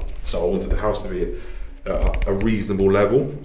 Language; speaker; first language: English; native; English